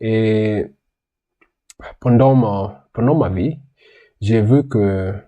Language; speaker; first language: French; non-native, learner; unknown